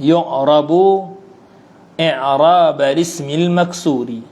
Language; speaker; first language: Arabic; non-native, fluent; Malay